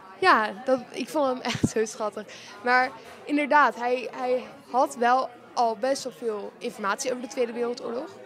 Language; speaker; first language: Dutch; native; Dutch